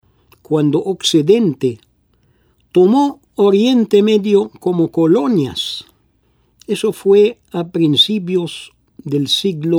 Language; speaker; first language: Spanish; non-native, fluent; Arabic